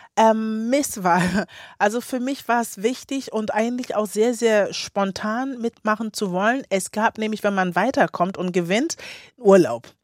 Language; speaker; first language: German; early bilingual, other home language; Akan